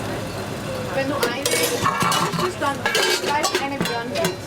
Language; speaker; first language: German; non-native, fluent; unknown